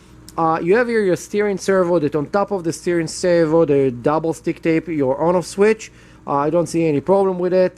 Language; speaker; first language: English; non-native, fluent; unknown